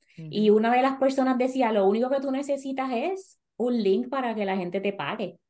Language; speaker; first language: Spanish; native; Spanish